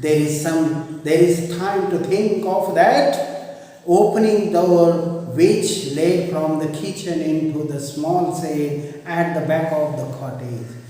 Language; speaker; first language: English; non-native, local second language; Marathi